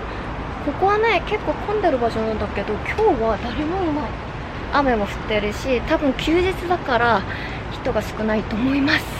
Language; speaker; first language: Japanese; non-native, fluent; Korean